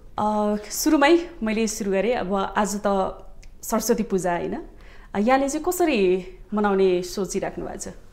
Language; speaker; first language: Nepali; native; Nepali